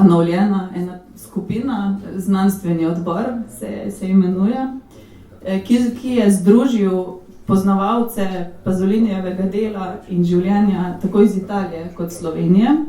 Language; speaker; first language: Slovenian; native; Slovenian